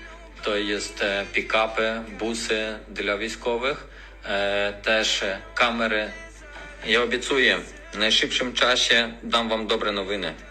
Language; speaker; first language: Polish; non-native, learner; Ukrainian